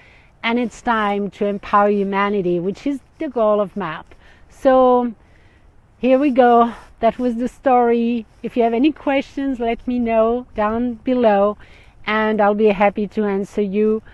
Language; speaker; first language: English; non-native, fluent; French